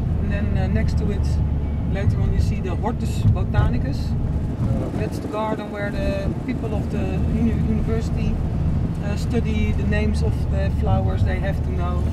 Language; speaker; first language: English; non-native, fluent; Dutch